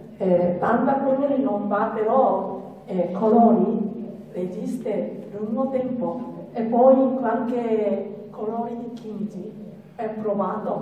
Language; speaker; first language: Italian; non-native, learner; Japanese